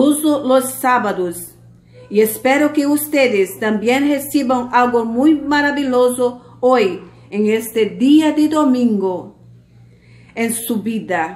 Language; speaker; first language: Spanish; non-native, fluent; Portuguese